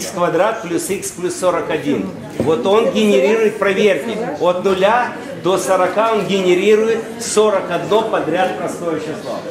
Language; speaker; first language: Ukrainian; native; Ukrainian